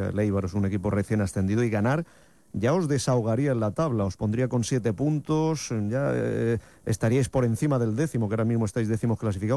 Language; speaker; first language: Spanish; native; Spanish